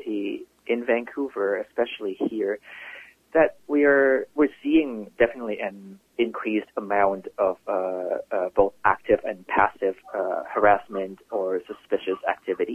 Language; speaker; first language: English; non-native, local second language; Cantonese